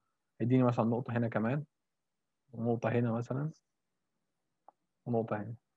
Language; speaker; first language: Arabic; native; Arabic